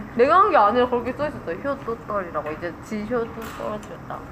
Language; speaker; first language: Korean; native; Korean